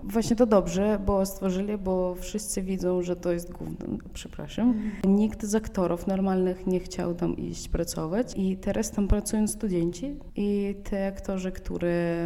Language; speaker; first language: Polish; non-native, fluent; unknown